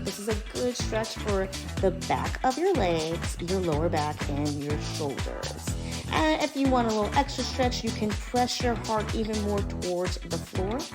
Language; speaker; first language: English; native; English